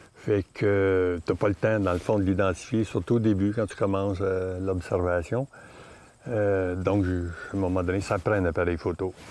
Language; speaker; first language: French; native; French